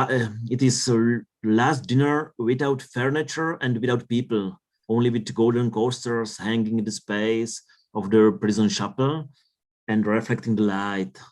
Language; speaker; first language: English; non-native, learner; Czech